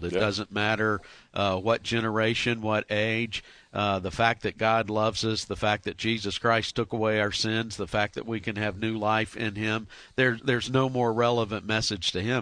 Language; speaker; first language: English; native; English